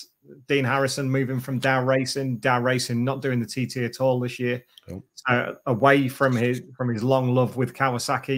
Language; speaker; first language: English; native; English